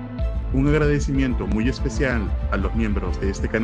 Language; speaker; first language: Spanish; native; Spanish